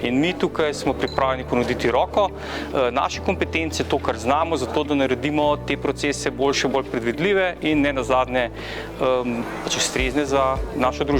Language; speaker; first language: Slovenian; native; Slovenian